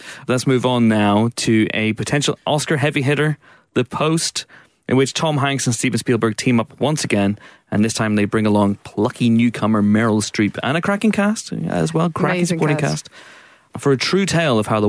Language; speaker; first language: English; native; English